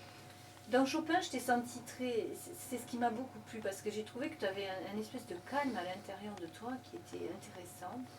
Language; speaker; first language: French; native; French